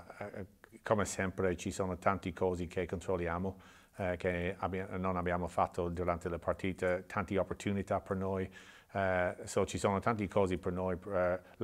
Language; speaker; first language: Italian; non-native, learner; English